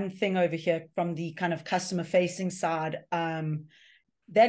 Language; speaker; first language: English; native; English